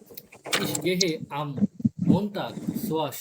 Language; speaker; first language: German; non-native, fluent; Bangla